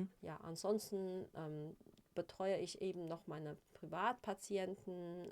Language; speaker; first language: German; non-native, fluent; Chinese